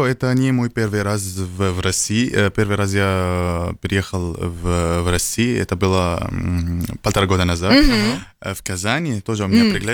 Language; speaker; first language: Russian; non-native, learner; Arabic